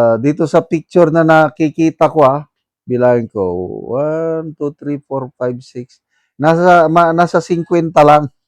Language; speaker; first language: Filipino; non-native, local second language; Iloko